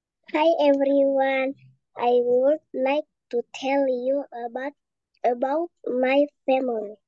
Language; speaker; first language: English; non-native, learner; Indonesian